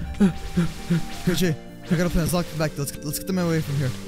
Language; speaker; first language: English; native; English